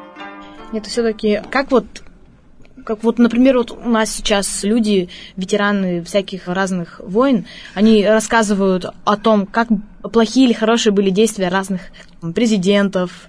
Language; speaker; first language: Russian; native; Russian